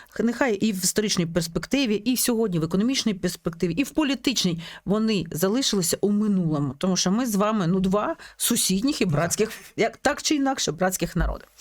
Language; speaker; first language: Ukrainian; native; Ukrainian